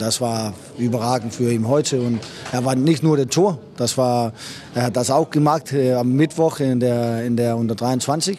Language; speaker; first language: German; non-native, fluent; Danish